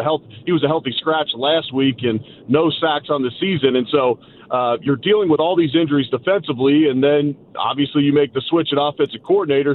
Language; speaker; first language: English; native; English